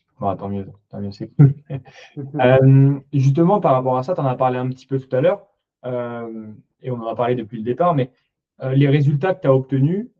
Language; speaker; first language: French; native; French